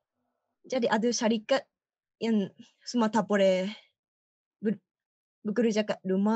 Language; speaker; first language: Indonesian; non-native, learner; Japanese